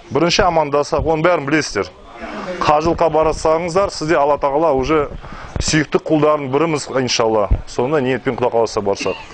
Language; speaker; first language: Kazakh; non-native, local second language; Russian